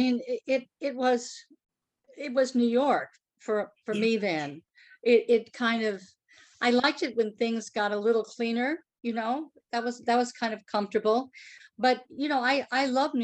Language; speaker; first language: English; native; English